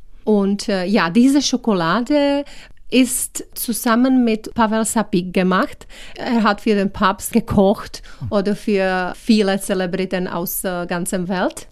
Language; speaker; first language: German; non-native, learner; Czech